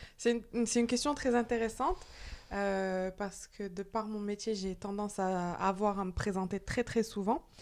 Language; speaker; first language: French; non-native, local second language; Arabic